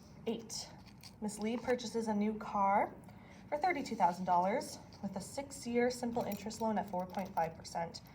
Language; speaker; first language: English; native; English